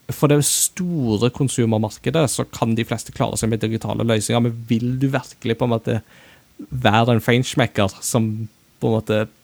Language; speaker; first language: Norwegian; early bilingual, other home language; Japanese